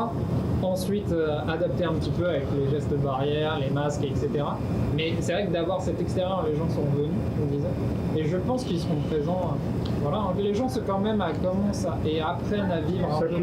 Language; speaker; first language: French; native; French